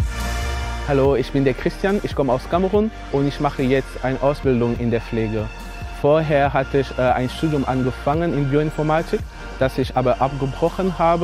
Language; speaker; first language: German; non-native, fluent; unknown